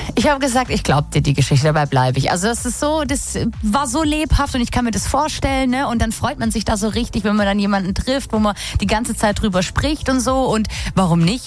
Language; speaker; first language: German; native; German